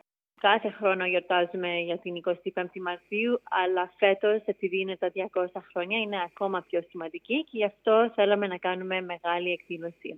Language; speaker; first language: Greek; early bilingual, heritage; English